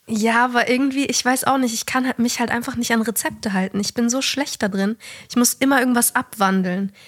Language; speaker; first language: German; native; German